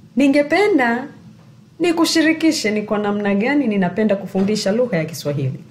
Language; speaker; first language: Swahili; native; Swahili